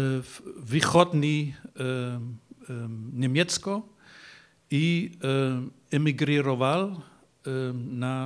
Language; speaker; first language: Czech; non-native, learner; Dutch